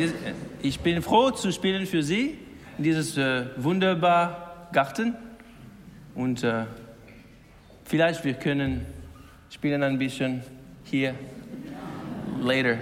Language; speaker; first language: German; non-native, learner; English